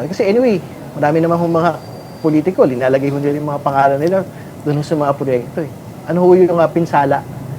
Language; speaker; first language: Filipino; native; Filipino